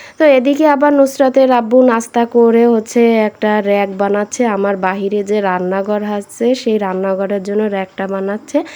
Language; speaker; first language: Bangla; native; Bangla